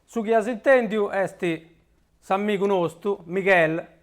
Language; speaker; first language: Italian; native; Italian